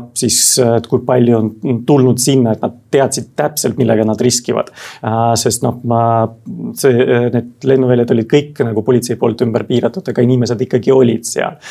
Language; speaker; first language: Estonian; non-native, local second language; Russian